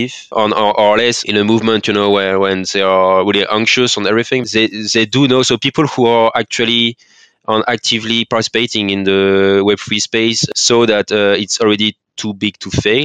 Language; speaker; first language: English; non-native, fluent; French